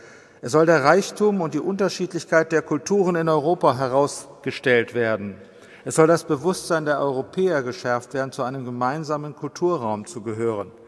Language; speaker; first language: German; native; German